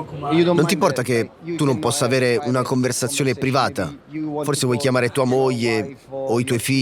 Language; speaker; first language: Italian; native; Italian